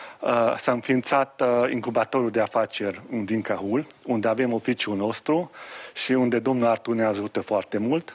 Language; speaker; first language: Romanian; non-native, local second language; Hungarian